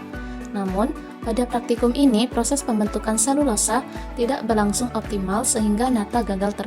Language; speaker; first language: Indonesian; native; Indonesian